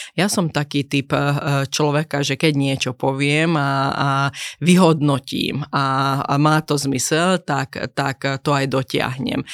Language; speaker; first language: Slovak; non-native, local second language; Hungarian